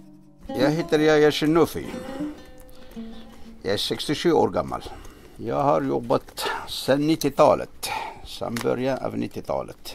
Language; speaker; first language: Swedish; non-native, fluent; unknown